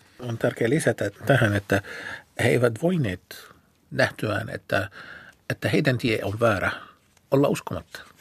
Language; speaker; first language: Finnish; non-native, fluent; Arabic